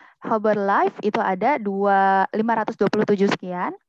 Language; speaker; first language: Indonesian; native; Indonesian